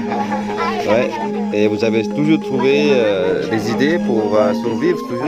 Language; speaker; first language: French; non-native, fluent; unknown